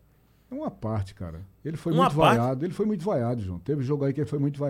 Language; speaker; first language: Portuguese; native; Portuguese